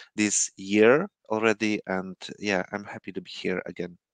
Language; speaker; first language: English; non-native, fluent; Polish